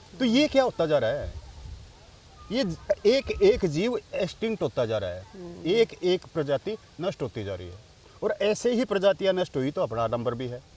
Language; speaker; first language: Hindi; native; Hindi